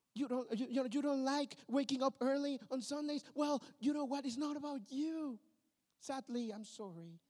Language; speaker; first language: English; non-native, fluent; Spanish